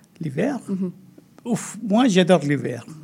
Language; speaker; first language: French; non-native, fluent; Spanish